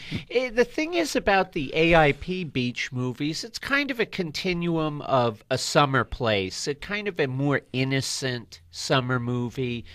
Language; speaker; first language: English; native; English